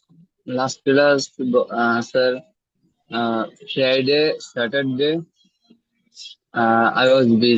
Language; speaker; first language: English; non-native, learner; Bangla